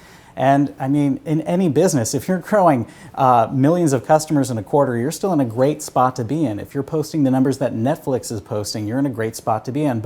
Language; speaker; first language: English; native; English